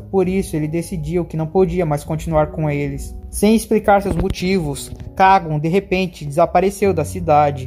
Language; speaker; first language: Portuguese; native; Portuguese